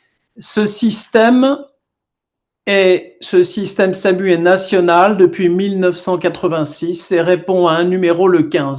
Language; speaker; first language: French; native; French